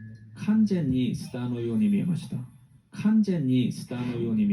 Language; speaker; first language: Japanese; non-native, learner; Korean